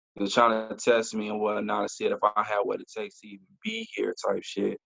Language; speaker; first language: English; native; English